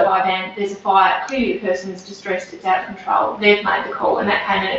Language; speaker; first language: English; native; English